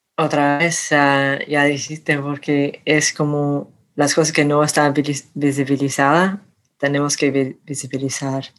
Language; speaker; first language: Spanish; non-native, fluent; English